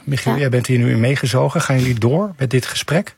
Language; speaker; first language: Dutch; native; Dutch